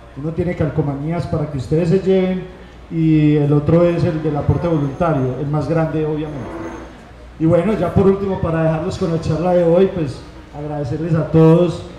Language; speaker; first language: Spanish; native; Spanish